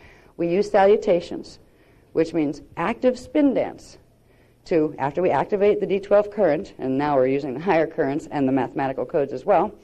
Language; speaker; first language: English; native; English